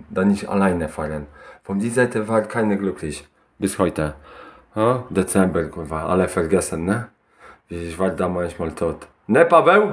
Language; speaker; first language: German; non-native, learner; Polish